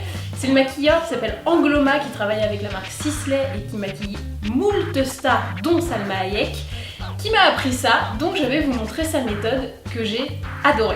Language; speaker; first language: French; native; French